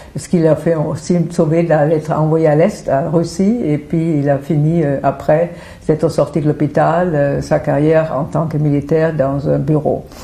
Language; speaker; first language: French; non-native, fluent; German